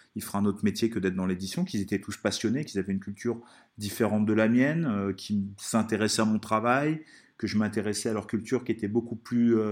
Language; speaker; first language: French; early bilingual, other home language; Italian